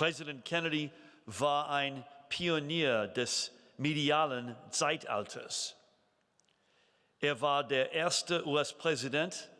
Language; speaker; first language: German; non-native, fluent; English